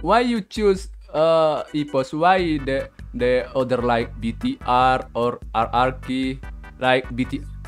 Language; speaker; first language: English; non-native, learner; Indonesian